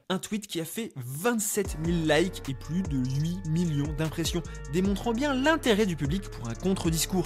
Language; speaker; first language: French; native; French